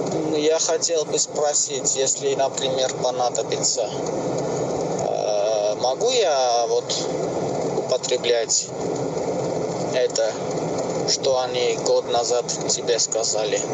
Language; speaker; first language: Russian; non-native, fluent; Armenian